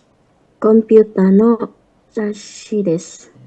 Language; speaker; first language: Japanese; non-native, learner; Indonesian